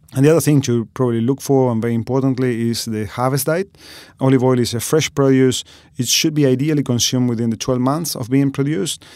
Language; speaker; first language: English; non-native, fluent; Spanish